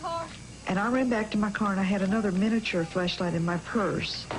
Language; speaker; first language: English; native; English